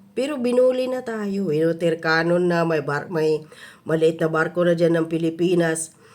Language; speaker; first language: Filipino; non-native, local second language; Cebuano